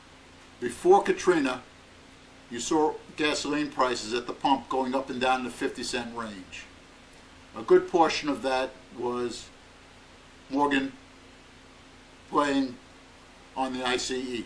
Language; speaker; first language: English; native; English